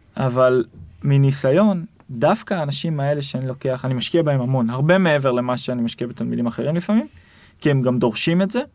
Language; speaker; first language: Hebrew; native; Hebrew